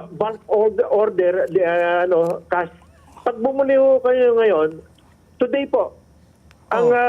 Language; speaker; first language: Filipino; native; Filipino